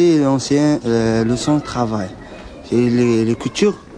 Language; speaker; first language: French; non-native, learner; Arabic